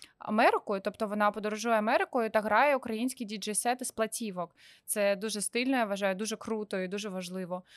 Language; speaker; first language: Ukrainian; non-native, local second language; Russian